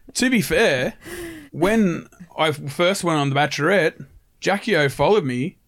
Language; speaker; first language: English; native; English